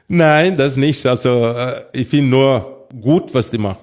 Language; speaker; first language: German; non-native, fluent; Portuguese